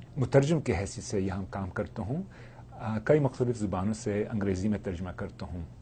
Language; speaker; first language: Urdu; non-native, fluent; English